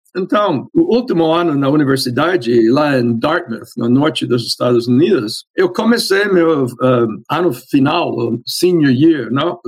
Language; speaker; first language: Portuguese; non-native, fluent; English